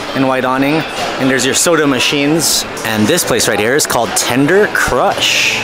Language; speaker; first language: English; native; English